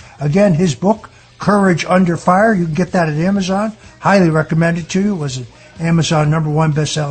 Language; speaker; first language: English; native; English